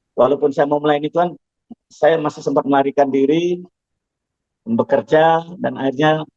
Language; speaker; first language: Indonesian; non-native, local second language; Javanese